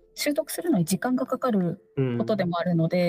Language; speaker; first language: Japanese; native; Japanese